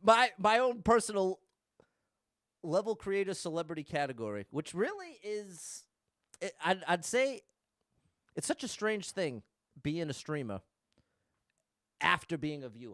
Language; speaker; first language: English; native; English